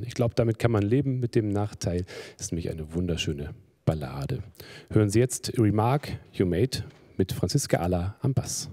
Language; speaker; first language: German; native; German